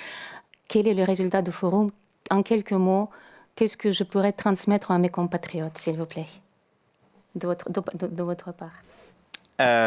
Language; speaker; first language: French; non-native, fluent; Ukrainian